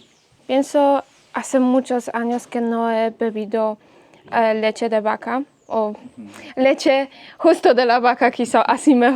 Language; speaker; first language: Spanish; non-native, fluent; Polish